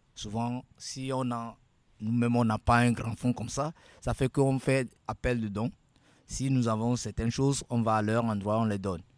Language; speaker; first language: French; non-native, local second language; Ewe